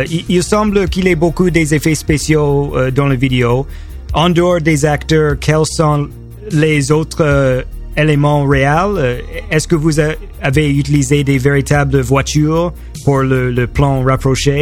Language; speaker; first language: French; non-native, learner; English